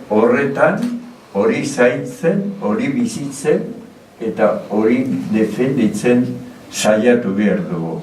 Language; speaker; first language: Basque; native; Basque